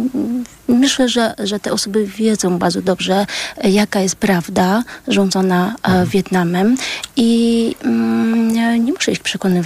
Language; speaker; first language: Polish; early bilingual, other home language; Vietnamese